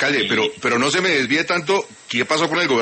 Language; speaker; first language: Spanish; native; Spanish